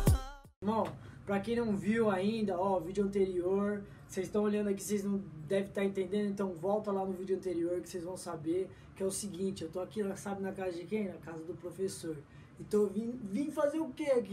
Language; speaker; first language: Portuguese; native; Portuguese